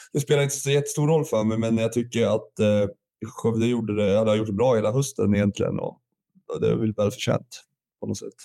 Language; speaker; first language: Swedish; native; Swedish